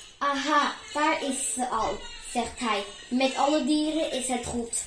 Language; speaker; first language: Dutch; early bilingual, other home language; Turkish